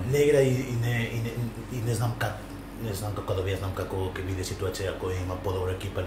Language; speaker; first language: Macedonian; non-native, learner; Spanish